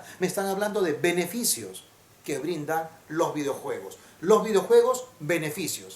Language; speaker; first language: Spanish; native; Spanish